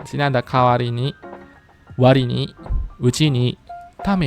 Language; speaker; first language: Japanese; non-native, fluent; Indonesian